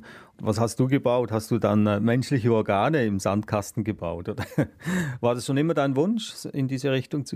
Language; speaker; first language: German; native; German